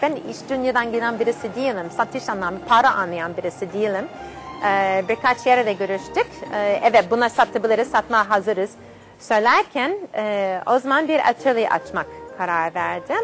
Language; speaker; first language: Turkish; non-native, fluent; English